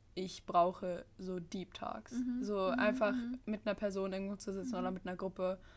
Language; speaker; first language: German; early bilingual, other home language; English